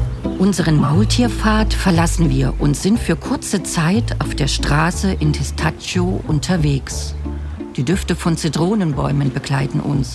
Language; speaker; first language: German; native; German